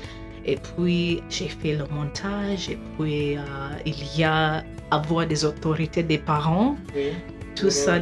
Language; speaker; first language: French; non-native, fluent; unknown